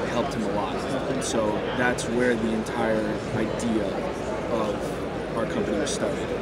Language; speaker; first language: English; native; English